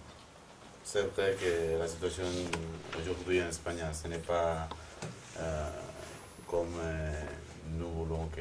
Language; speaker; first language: French; non-native, fluent; Spanish